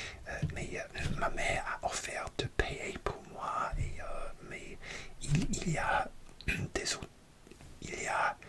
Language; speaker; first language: French; non-native, learner; English